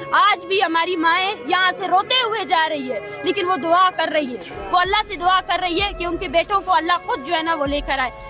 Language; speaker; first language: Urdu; non-native, local second language; Baluchi